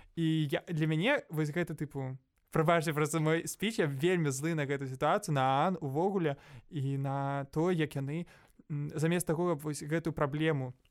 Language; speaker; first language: Belarusian; non-native, local second language; Russian